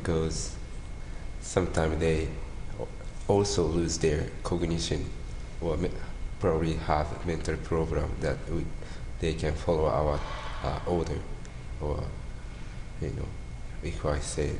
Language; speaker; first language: English; non-native, fluent; Japanese